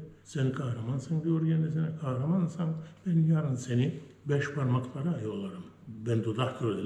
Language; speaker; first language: Turkish; native; Turkish